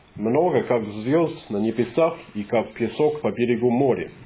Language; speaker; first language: Russian; non-native, fluent; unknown